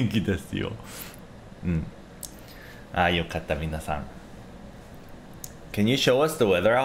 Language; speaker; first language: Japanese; non-native, learner; Korean